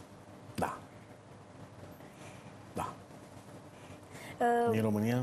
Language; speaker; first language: Romanian; native; Romanian